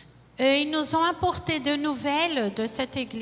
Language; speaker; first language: French; non-native, fluent; Portuguese